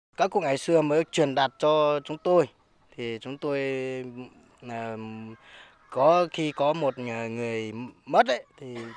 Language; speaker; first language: Vietnamese; non-native, local second language; Hmong